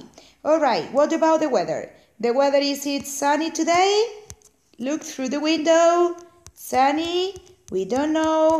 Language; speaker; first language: English; non-native, fluent; Spanish